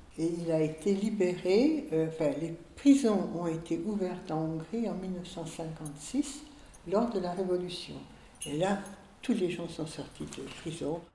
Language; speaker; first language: French; early bilingual, other home language; Hungarian